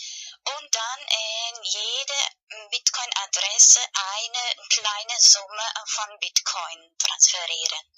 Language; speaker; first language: German; non-native, fluent; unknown